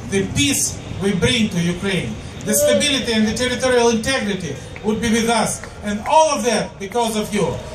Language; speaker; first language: English; non-native, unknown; Ukrainian